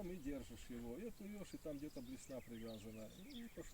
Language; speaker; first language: Russian; native; Russian